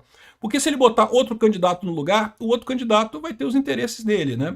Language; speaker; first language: Portuguese; native; Portuguese